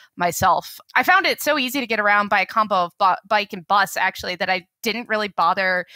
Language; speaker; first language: English; native; English